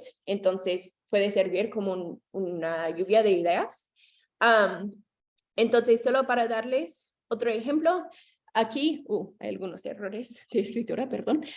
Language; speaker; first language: Spanish; non-native, fluent; English